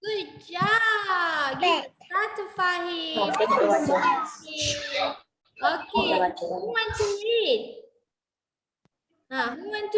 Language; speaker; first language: English; non-native, local second language; Malay